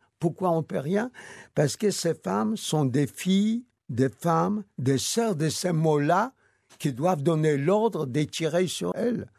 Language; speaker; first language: French; non-native, fluent; Yiddish